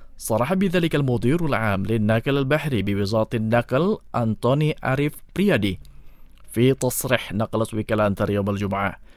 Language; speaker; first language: Arabic; non-native, fluent; Indonesian